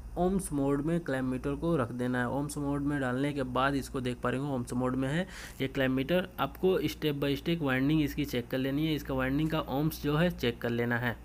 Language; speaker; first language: Hindi; native; Hindi